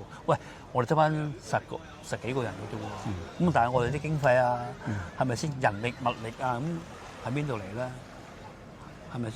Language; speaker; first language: Cantonese; native; Cantonese